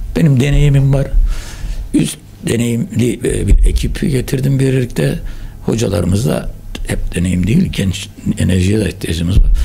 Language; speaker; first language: Turkish; native; Turkish